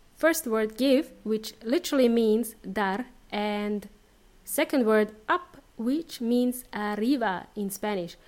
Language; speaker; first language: English; native; English